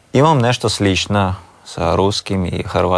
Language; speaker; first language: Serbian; non-native, learner; Russian